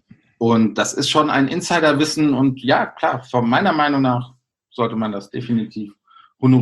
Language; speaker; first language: German; native; German